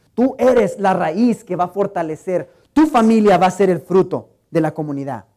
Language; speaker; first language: Spanish; early bilingual, heritage; Spanish